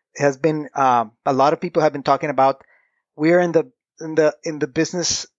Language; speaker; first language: English; non-native, fluent; Spanish